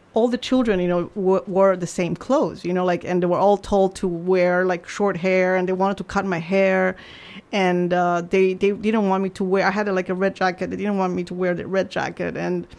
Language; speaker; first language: English; non-native, fluent; Chinese